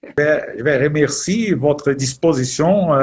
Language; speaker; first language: French; non-native, learner; Portuguese